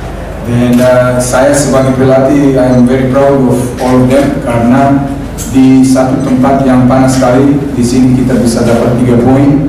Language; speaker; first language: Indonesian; non-native, fluent; Serbian